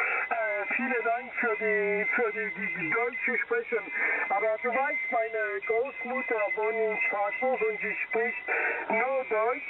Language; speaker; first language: German; early bilingual, heritage; German